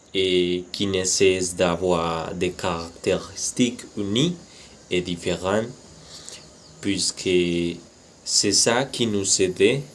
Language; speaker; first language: French; non-native, learner; Spanish